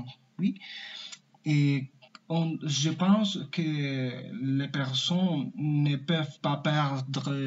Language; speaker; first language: French; non-native, learner; Spanish